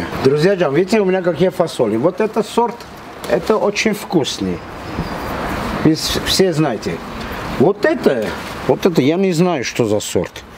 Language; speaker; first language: Russian; non-native, fluent; Armenian